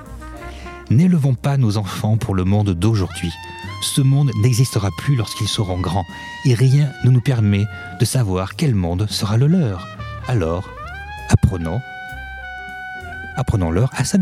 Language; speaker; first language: French; native; French